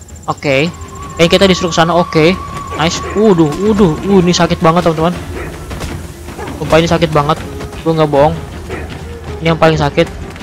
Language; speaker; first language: Indonesian; native; Indonesian